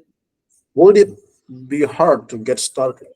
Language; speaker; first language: English; non-native, learner; Indonesian